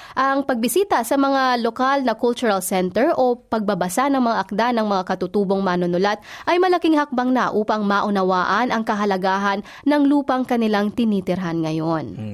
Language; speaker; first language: Filipino; native; Filipino